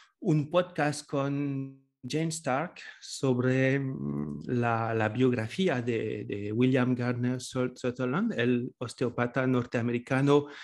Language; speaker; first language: Spanish; non-native, fluent; French